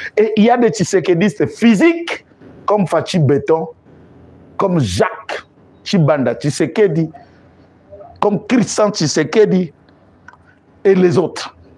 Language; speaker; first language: French; non-native, local second language; Lingala